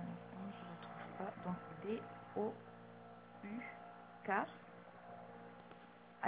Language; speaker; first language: French; native; French